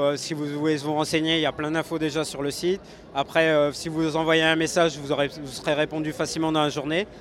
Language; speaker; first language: French; native; French